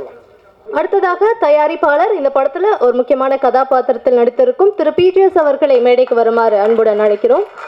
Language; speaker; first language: Tamil; native; Tamil